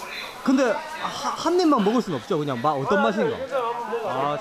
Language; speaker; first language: Korean; native; Korean